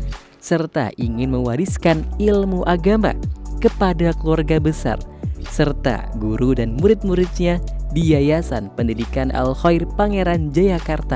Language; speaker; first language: Indonesian; native; Indonesian